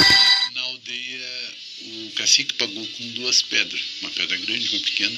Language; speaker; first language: Portuguese; native; Portuguese